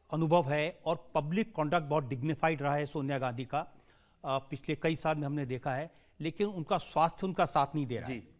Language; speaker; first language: Hindi; native; Hindi